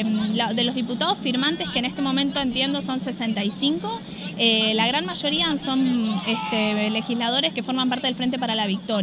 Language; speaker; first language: Spanish; native; Spanish